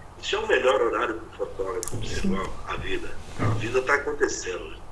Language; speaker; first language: Portuguese; native; Portuguese